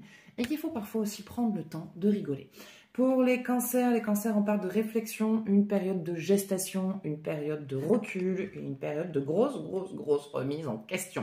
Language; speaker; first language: French; native; French